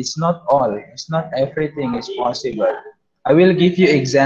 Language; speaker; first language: English; non-native, fluent; Indonesian